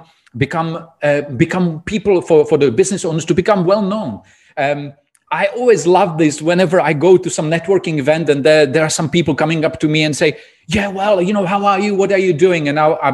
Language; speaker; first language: English; non-native, fluent; Czech